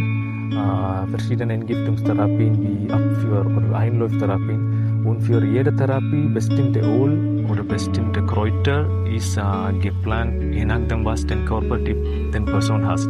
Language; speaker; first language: German; non-native, learner; Malayalam